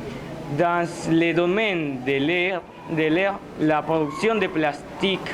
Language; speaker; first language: French; non-native, learner; Spanish